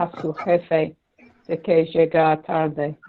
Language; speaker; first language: Spanish; non-native, learner; English